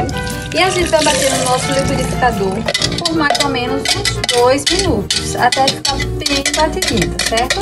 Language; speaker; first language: Portuguese; native; Portuguese